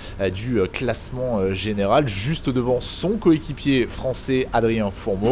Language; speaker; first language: French; native; French